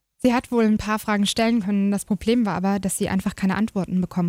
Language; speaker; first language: German; native; German